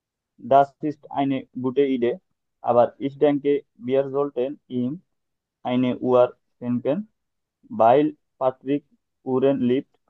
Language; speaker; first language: German; non-native, learner; Bangla